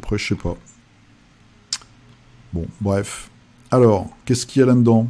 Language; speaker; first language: French; native; French